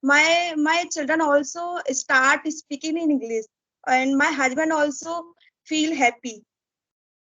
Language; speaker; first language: English; non-native, learner; Hindi